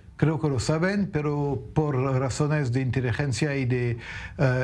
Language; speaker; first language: Spanish; non-native, fluent; French